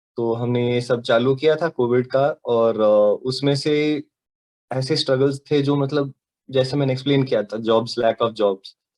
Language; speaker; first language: Hindi; non-native, local second language; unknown